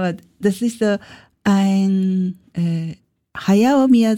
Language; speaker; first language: German; non-native, learner; Japanese